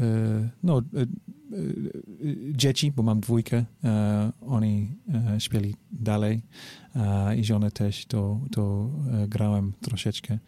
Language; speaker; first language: Polish; non-native, learner; English